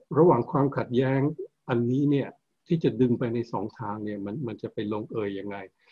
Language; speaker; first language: Thai; early bilingual, heritage; Thai